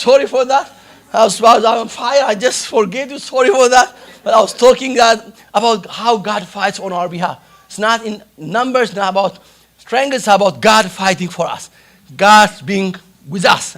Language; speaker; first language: English; non-native, local second language; Amharic